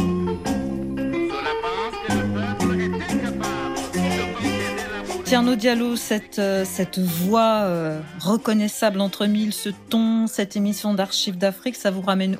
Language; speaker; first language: French; native; French